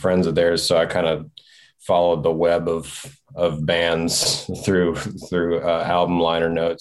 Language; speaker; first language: English; native; English